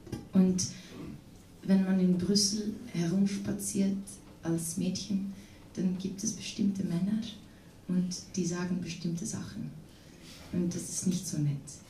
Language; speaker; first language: German; non-native, learner; Dutch